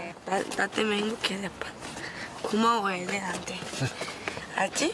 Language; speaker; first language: Korean; early bilingual, other home language; Russian